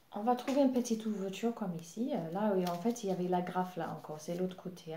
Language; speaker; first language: French; non-native, fluent; English